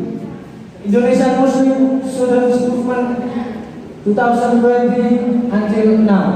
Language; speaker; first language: English; non-native, learner; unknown